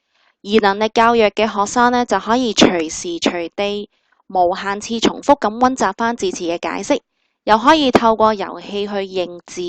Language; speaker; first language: Cantonese; native; Cantonese